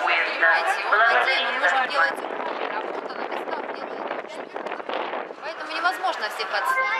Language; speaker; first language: Russian; native; Russian